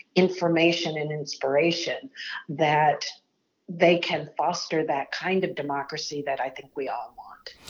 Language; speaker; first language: English; native; English